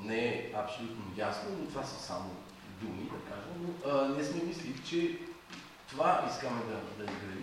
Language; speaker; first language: Bulgarian; non-native, fluent; French